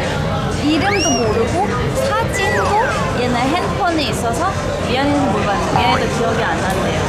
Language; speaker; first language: Korean; non-native, fluent; Thai